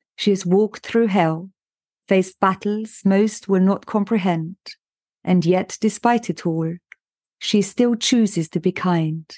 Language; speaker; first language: English; non-native, fluent; German